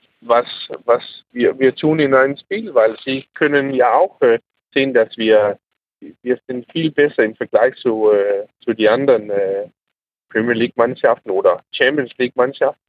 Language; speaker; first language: German; non-native, learner; Danish